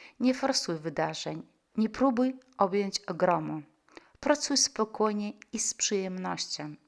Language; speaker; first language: Polish; non-native, fluent; Russian